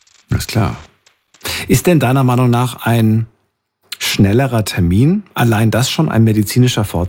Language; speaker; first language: German; native; German